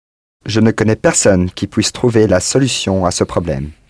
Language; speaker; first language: French; non-native, learner; English